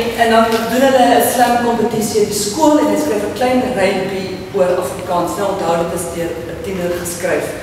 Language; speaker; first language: Afrikaans; native; Afrikaans